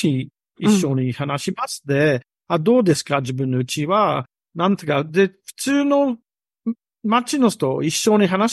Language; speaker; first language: Japanese; non-native, learner; English